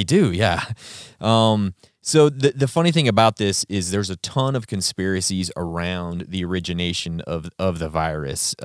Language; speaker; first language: English; native; English